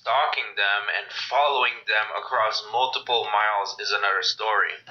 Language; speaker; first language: English; native; English